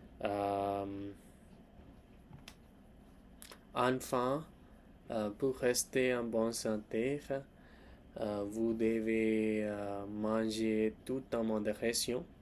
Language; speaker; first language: French; non-native, learner; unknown